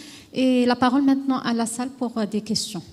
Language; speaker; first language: French; non-native, local second language; Arabic